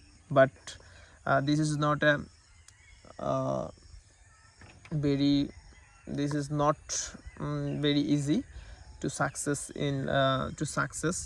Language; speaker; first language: English; non-native, learner; Bangla